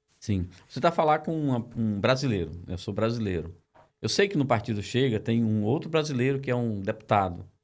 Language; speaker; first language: Portuguese; native; Portuguese